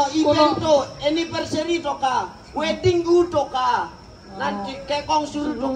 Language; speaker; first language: Japanese; non-native, learner; Balinese